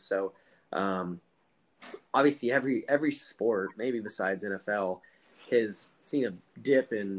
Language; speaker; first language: English; native; English